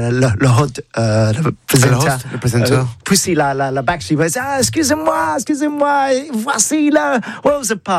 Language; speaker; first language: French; non-native, learner; English